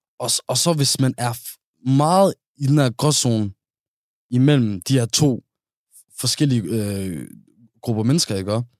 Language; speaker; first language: Danish; early bilingual, other home language; Somali